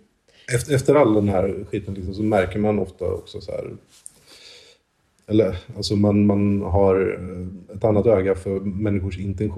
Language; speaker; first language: Swedish; native; Swedish